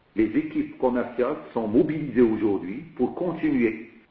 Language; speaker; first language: French; non-native, local second language; Arabic